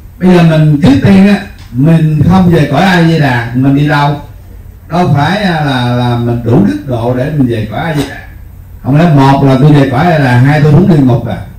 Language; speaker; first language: Vietnamese; native; Vietnamese